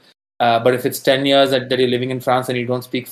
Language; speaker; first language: English; non-native, local second language; Tamil